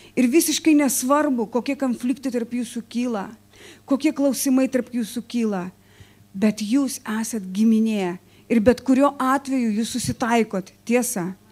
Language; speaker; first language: Lithuanian; non-native, local second language; Russian